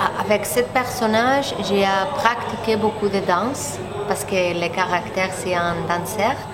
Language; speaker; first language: French; non-native, learner; Catalan